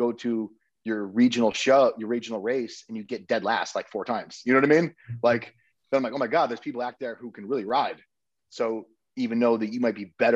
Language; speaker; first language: English; native; English